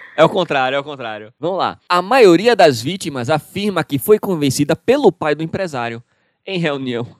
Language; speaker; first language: Portuguese; native; Portuguese